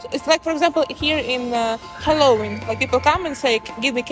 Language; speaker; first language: English; non-native, learner; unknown